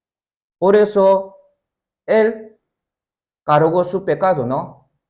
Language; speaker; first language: Spanish; non-native, learner; Korean